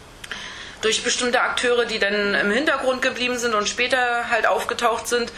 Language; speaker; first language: German; native; German